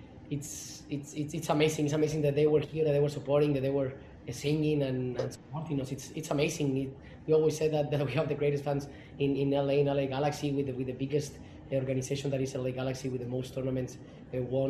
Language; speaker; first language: English; non-native, fluent; Spanish